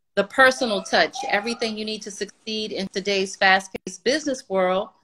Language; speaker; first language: English; native; English